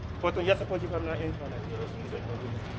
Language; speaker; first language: Czech; non-native, learner; English